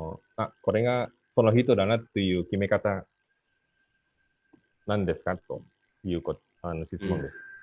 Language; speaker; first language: Japanese; non-native, fluent; Indonesian